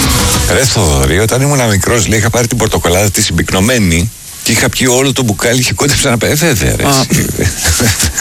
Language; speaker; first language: Greek; native; Greek